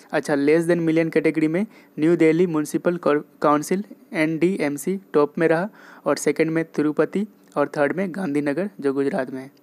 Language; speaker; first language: Hindi; native; Hindi